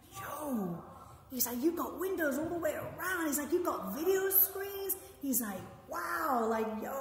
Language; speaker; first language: English; native; English